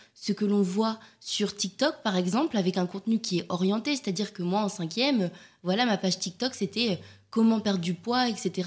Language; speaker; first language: French; native; French